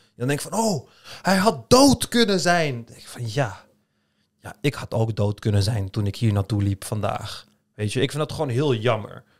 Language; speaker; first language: Dutch; early bilingual, other home language; Turkish